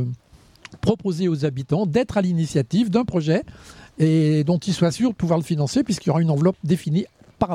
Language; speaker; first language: French; native; French